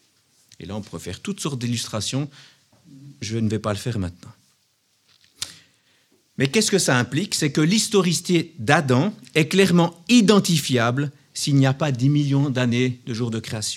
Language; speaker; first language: French; native; French